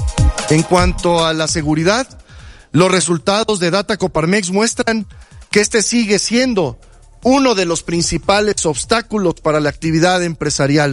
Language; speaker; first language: Spanish; native; Spanish